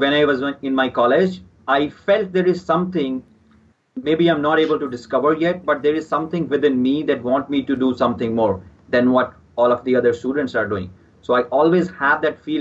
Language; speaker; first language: English; non-native, local second language; Punjabi